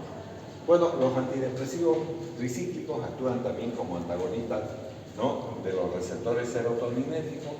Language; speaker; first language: Spanish; native; Spanish